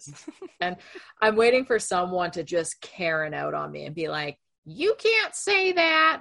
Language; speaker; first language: English; non-native, fluent; Spanish